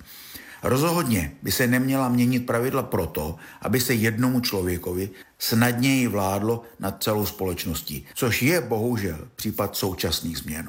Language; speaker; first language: Czech; native; Czech